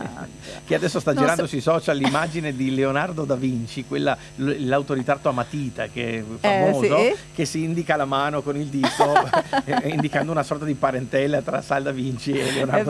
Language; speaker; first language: Italian; native; Italian